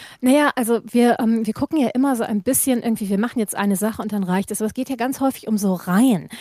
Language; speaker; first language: German; native; German